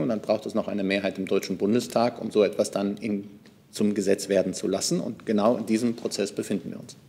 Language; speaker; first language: German; native; German